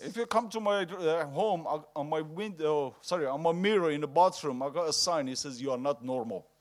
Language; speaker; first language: English; non-native, fluent; Persian